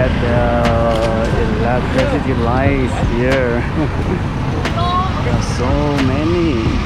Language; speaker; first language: English; non-native, fluent; Chinese